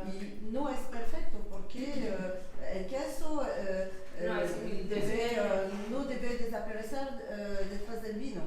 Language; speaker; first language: Spanish; non-native, learner; French